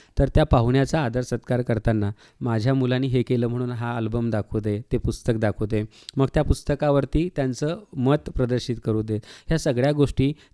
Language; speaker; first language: Marathi; native; Marathi